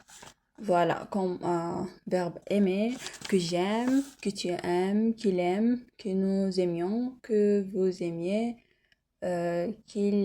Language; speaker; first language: French; non-native, learner; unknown